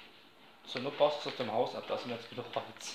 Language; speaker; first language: German; native; German